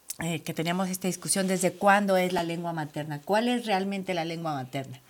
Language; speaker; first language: Spanish; native; Spanish